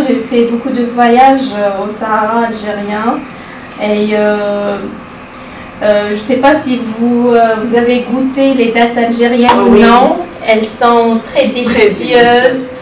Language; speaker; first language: French; non-native, local second language; Arabic